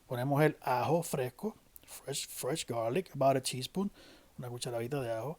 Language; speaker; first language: Spanish; native; Spanish